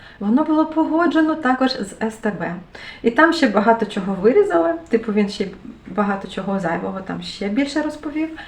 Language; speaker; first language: Ukrainian; native; Ukrainian